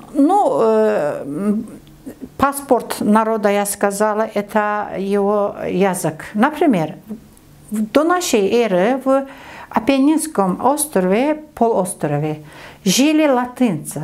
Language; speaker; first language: Russian; non-native, learner; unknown